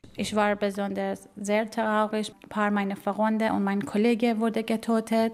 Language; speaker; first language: German; non-native, fluent; Persian